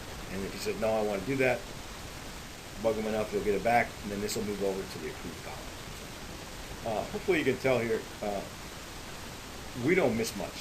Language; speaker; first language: English; native; English